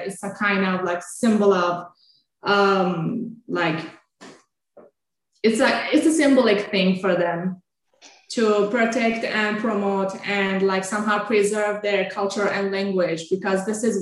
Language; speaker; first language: English; non-native, fluent; Azerbaijani